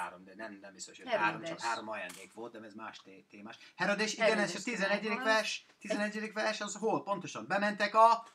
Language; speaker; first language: Hungarian; non-native, fluent; English